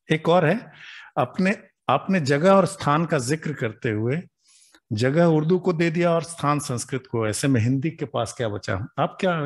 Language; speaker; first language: Hindi; native; Hindi